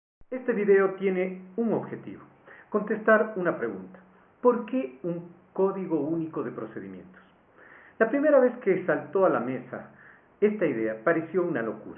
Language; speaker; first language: Spanish; native; Spanish